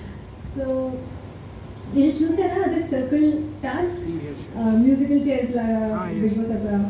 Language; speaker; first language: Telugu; non-native, learner; Hindi